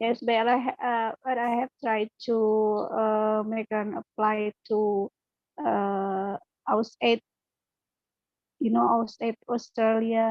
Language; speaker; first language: English; non-native, learner; Indonesian